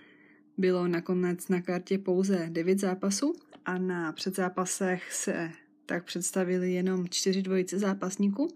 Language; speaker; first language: Czech; native; Czech